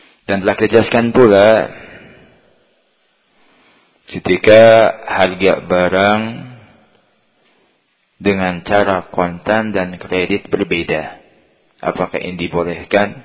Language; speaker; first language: Indonesian; native; Indonesian